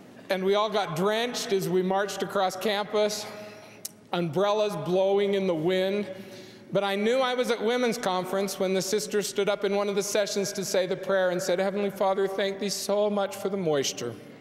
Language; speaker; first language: English; native; English